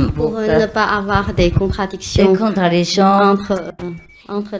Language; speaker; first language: French; non-native, fluent; Chinese